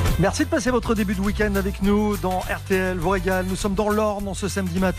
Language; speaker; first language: French; native; French